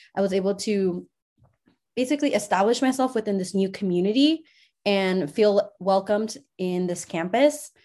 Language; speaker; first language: English; early bilingual, other home language; Spanish